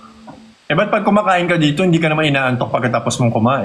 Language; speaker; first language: Filipino; native; Filipino